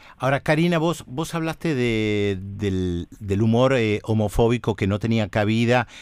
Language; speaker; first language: Spanish; native; Spanish